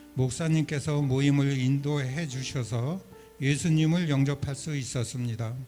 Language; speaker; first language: Korean; native; Korean